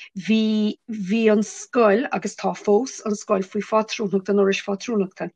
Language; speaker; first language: Irish; non-native, local second language; English